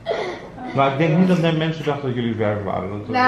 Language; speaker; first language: Dutch; native; Dutch